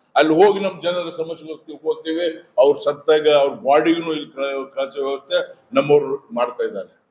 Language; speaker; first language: Kannada; non-native, local second language; Lambadi